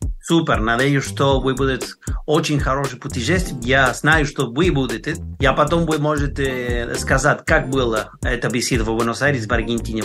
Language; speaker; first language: Russian; non-native, learner; Spanish